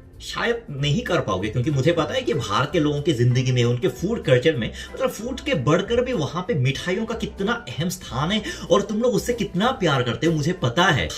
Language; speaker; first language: Hindi; non-native, fluent; Korean